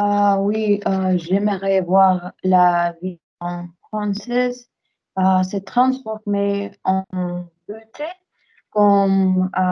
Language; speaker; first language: French; non-native, learner; Spanish